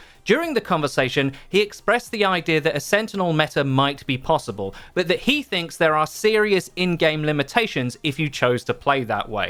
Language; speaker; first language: English; native; English